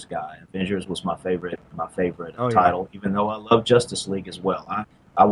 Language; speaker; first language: English; native; English